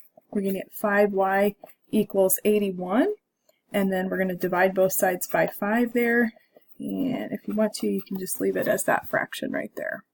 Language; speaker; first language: English; native; English